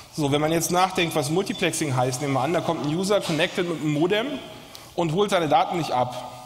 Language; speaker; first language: German; native; German